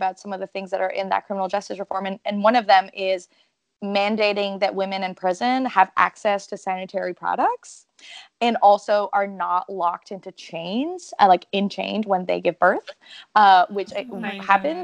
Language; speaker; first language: English; non-native, fluent; French